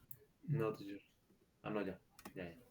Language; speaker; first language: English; non-native, learner; Spanish